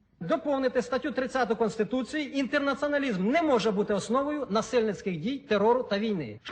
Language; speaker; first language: Ukrainian; non-native, local second language; Russian